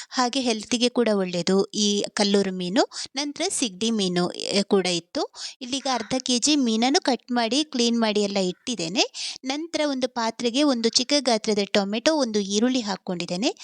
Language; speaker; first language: Kannada; non-native, local second language; Tulu